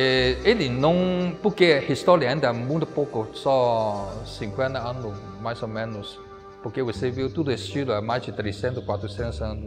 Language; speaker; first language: Portuguese; non-native, learner; Chinese